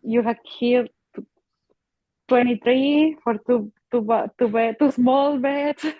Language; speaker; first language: English; non-native, learner; Spanish